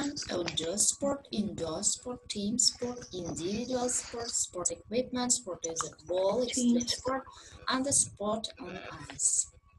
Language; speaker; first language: English; non-native, fluent; Kazakh